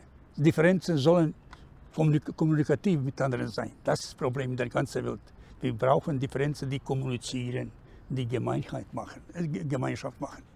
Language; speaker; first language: German; non-native, fluent; Bosnian